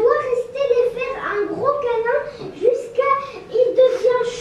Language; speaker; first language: French; non-native, local second language; Arabic